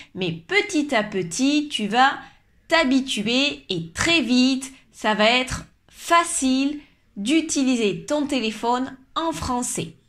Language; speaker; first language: French; native; French